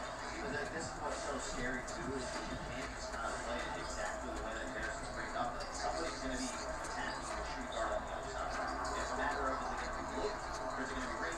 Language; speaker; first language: English; native; English